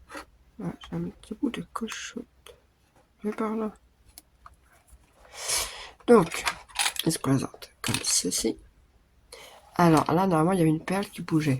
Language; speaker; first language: French; native; French